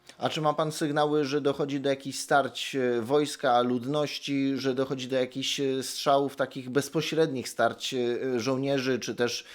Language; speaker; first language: Polish; native; Polish